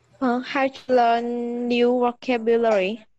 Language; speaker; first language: English; non-native, learner; Vietnamese